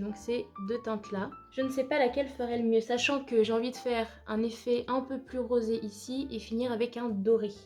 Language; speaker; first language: French; native; French